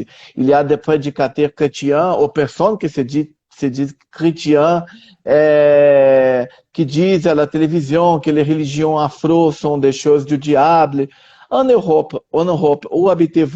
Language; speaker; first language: French; non-native, learner; Portuguese